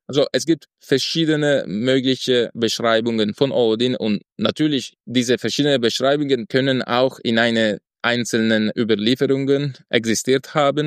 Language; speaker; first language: German; non-native, fluent; Italian